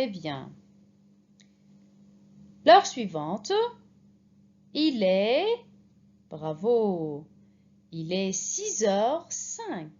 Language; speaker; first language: French; non-native, fluent; Arabic